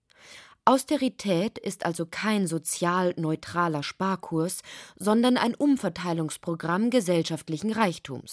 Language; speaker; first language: German; native; German